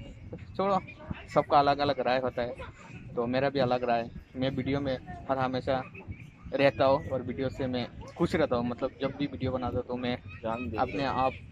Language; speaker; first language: Hindi; non-native, local second language; Bangla